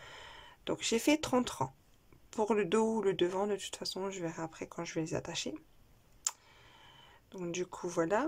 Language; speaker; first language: French; native; French